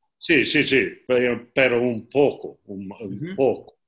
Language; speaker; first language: Spanish; non-native, learner; English